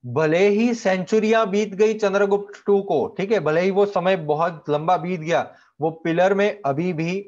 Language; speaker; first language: Hindi; non-native, local second language; Gujarati